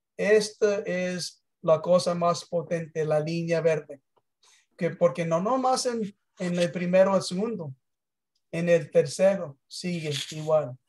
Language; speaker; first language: Spanish; early bilingual, heritage; English